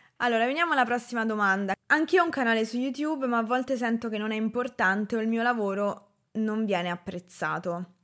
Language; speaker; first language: Italian; native; Italian